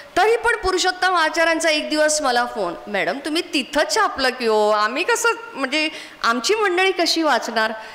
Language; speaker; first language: Marathi; non-native, local second language; Konkani